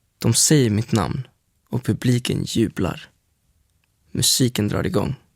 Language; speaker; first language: Swedish; early bilingual, other home language; Spanish